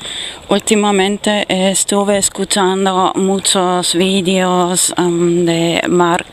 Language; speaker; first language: Spanish; non-native, fluent; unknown